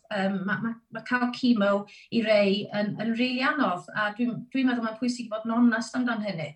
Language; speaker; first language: Welsh; native; Welsh